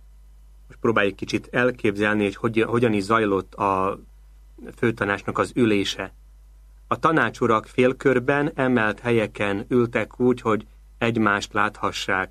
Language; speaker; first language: Hungarian; native; Hungarian